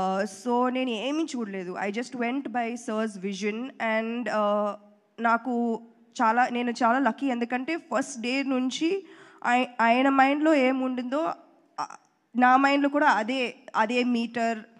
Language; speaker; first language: Telugu; non-native, fluent; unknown